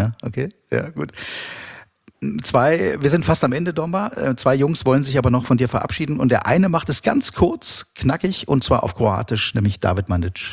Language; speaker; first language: German; native; German